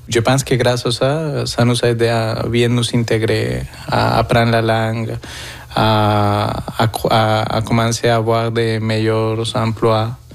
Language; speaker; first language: French; non-native, fluent; Spanish